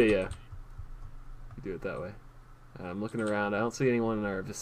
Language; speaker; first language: English; native; English